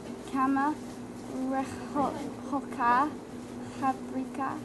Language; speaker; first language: Hebrew; non-native, learner; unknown